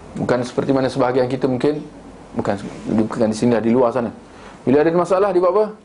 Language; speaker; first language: Malay; native; Malay